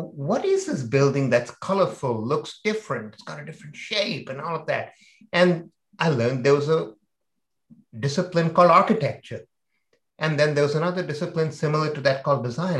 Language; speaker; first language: English; non-native, local second language; Hindi